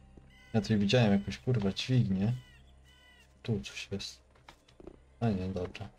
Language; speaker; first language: Polish; native; Polish